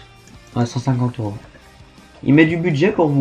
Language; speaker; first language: French; native; French